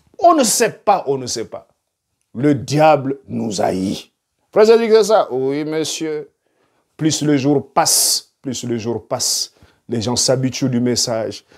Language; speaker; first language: French; non-native, local second language; Lingala